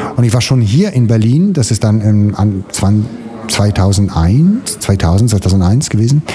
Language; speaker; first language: German; non-native, fluent; Italian